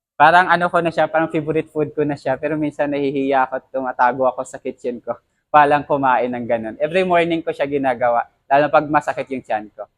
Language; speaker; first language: Filipino; non-native, local second language; Hiligaynon